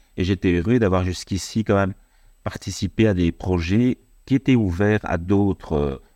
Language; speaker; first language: French; native; French